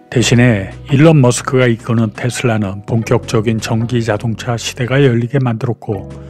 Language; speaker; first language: Korean; native; Korean